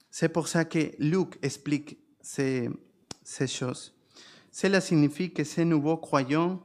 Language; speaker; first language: French; non-native, fluent; Spanish